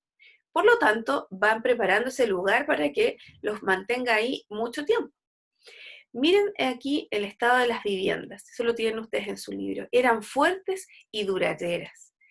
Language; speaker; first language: Spanish; native; Spanish